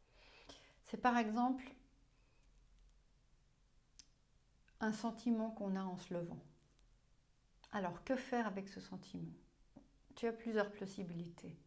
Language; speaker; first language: French; non-native, fluent; German